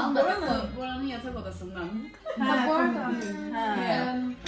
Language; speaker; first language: Turkish; early bilingual, heritage; Turkish